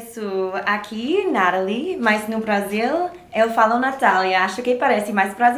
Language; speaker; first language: Portuguese; non-native, learner; English